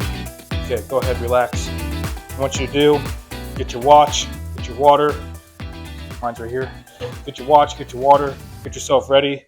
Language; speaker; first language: English; native; English